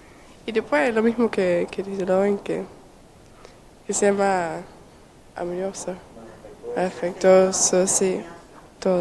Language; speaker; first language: Spanish; non-native, learner; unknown